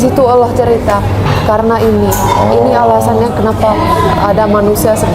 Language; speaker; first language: Indonesian; non-native, fluent; Finnish